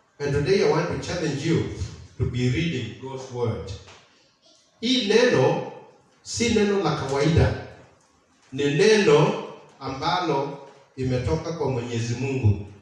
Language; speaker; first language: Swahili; non-native, local second language; Kamba